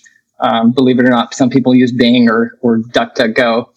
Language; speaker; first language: English; native; English